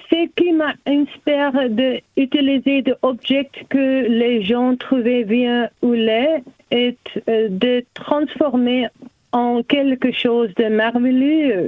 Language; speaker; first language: French; non-native, learner; German